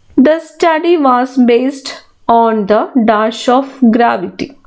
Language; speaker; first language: English; non-native, local second language; Malayalam